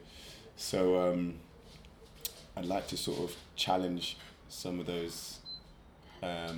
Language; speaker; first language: English; native; English